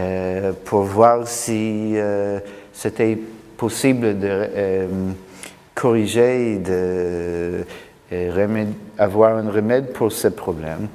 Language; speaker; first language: French; non-native, fluent; English